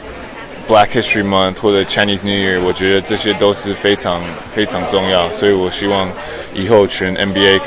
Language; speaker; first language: Chinese; early bilingual, heritage; English